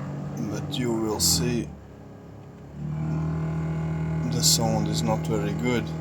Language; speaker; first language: English; non-native, learner; Latvian